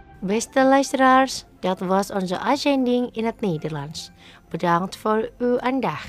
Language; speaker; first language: Dutch; non-native, learner; Indonesian